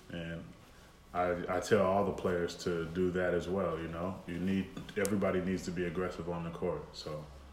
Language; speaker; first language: English; native; English